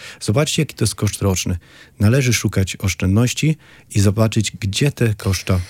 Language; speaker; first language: Polish; native; Polish